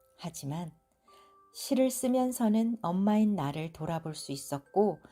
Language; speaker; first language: Korean; native; Korean